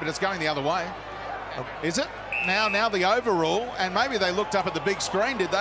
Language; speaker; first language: English; native; English